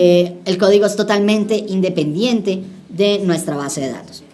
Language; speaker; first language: Spanish; native; Spanish